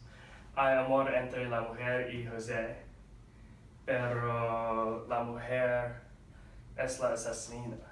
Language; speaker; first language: Spanish; non-native, learner; English